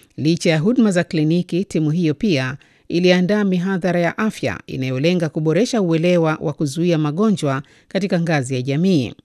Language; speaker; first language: Swahili; native; Swahili